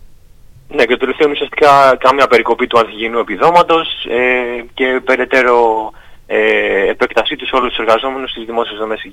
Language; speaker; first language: Greek; native; Greek